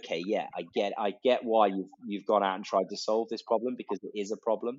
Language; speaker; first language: English; native; English